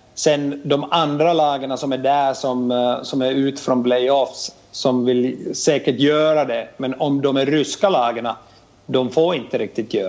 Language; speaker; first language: Swedish; non-native, fluent; Finnish